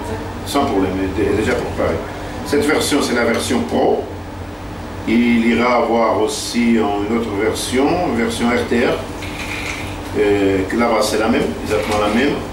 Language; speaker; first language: French; non-native, fluent; Portuguese